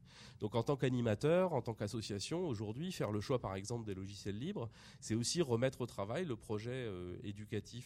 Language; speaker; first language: French; native; French